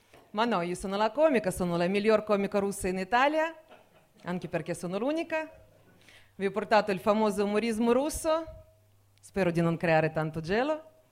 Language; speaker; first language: Italian; non-native, fluent; Russian